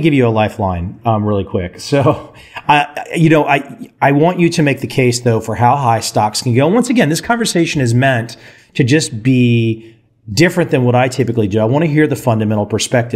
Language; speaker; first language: English; native; English